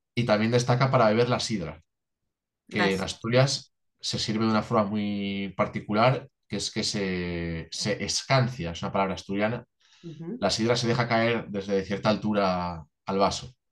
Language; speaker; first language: Spanish; native; Spanish